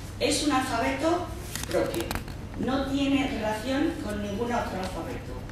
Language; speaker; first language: Spanish; early bilingual, heritage; Spanish